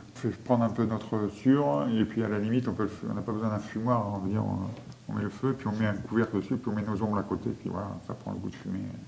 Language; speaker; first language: French; native; French